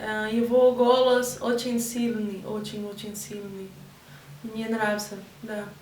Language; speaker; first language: Russian; non-native, learner; Portuguese